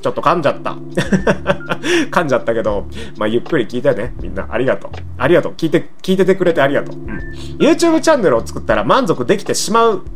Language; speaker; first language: Japanese; native; Japanese